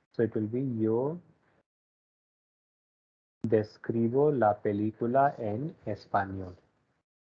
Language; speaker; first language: Spanish; non-native, fluent; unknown